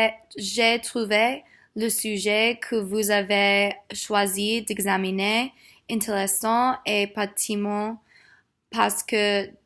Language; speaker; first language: French; non-native, learner; English